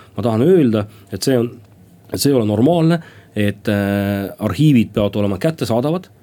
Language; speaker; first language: Estonian; non-native, local second language; Russian